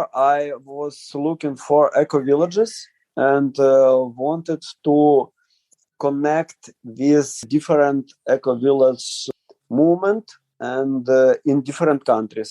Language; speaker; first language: English; non-native, learner; Ukrainian